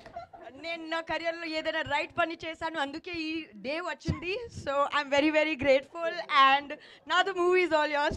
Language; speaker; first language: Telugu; non-native, learner; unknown